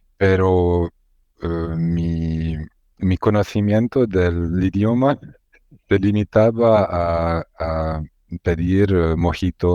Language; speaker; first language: Spanish; non-native, learner; Hungarian